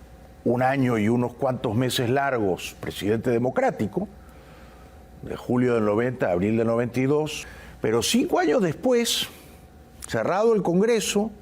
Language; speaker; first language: Spanish; native; Spanish